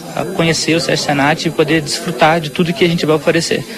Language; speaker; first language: Portuguese; native; Portuguese